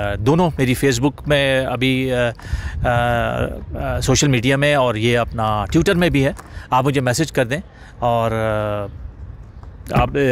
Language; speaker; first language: Urdu; native; Urdu